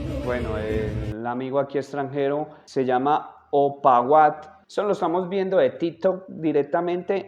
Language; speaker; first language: Spanish; native; Spanish